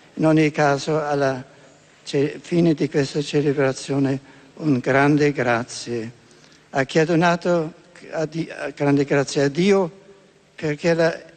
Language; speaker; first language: Italian; non-native, fluent; German